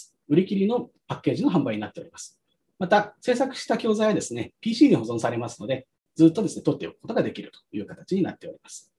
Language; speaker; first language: Japanese; native; Japanese